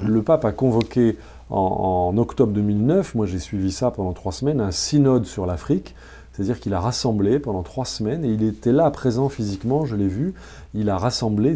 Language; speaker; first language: French; native; French